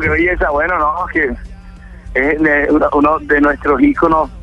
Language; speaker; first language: Spanish; native; Spanish